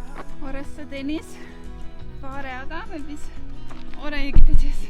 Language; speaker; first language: Turkish; non-native, learner; Estonian